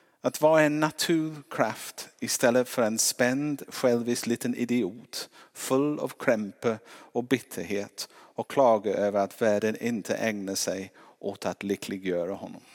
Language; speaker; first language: Swedish; non-native, fluent; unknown